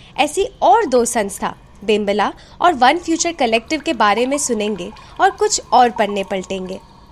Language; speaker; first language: Hindi; native; Hindi